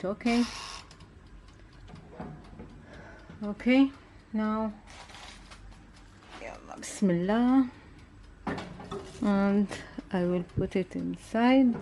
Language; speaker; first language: English; non-native, learner; Arabic